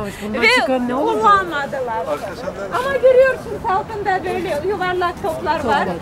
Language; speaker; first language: Turkish; non-native, fluent; Russian